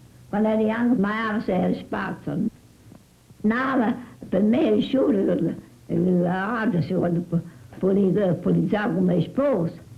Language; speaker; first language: English; non-native, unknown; Italian